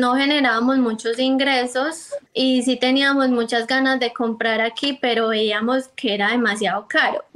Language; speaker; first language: Spanish; native; Spanish